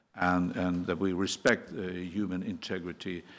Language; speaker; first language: English; non-native, fluent; Swedish